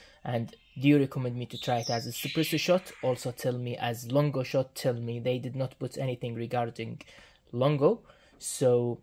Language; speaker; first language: English; non-native, fluent; Arabic